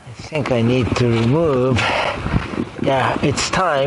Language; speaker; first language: English; non-native, fluent; Japanese